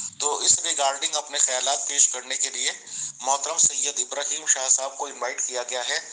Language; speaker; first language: Urdu; non-native, local second language; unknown